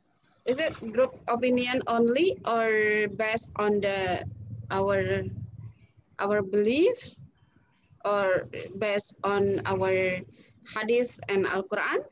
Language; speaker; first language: English; non-native, fluent; Indonesian